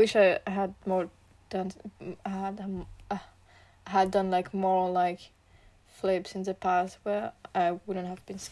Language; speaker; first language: English; non-native, learner; French